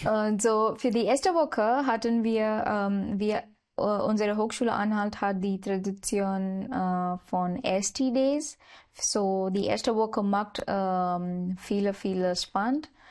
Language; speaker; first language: German; non-native, learner; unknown